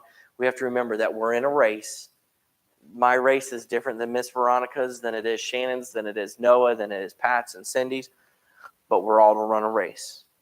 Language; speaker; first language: English; native; English